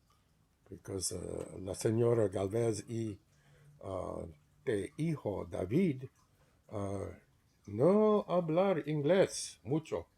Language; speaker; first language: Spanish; non-native, learner; English